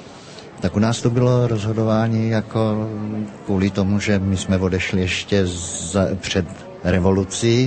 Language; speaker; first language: Czech; early bilingual, heritage; Czech